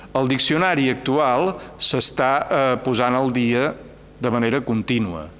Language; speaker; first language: Catalan; native; Catalan